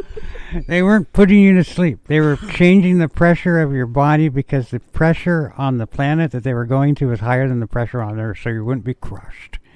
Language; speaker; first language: English; native; English